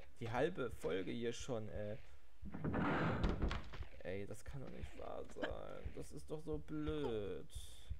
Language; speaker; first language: German; native; German